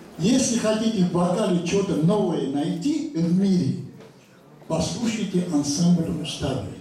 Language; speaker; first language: Russian; non-native, local second language; Armenian